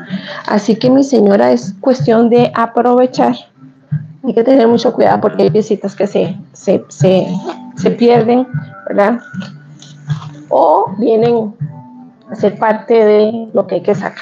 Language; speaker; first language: Spanish; native; Spanish